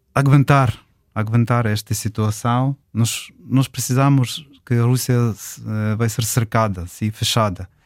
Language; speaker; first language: Portuguese; non-native, fluent; Ukrainian